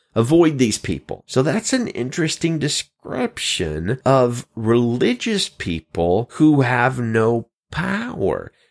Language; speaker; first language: English; native; English